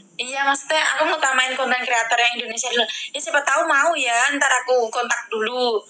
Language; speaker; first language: Indonesian; non-native, local second language; Javanese